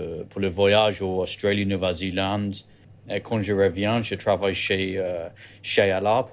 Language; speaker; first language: French; non-native, learner; English